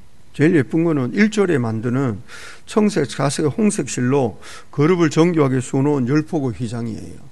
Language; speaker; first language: Korean; native; Korean